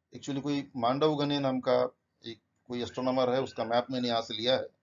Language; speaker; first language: Hindi; non-native, local second language; Marathi